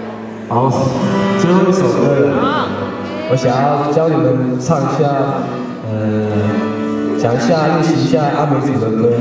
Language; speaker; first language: Chinese; non-native, local second language; Amis